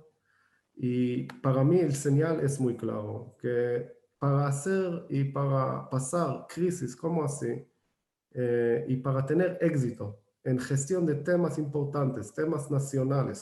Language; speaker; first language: Spanish; non-native, fluent; Hebrew